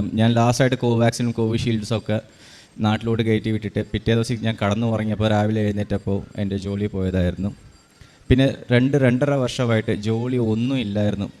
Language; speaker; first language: Malayalam; early bilingual, heritage; Malayalam